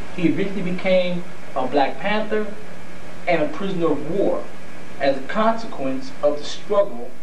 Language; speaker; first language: English; native; English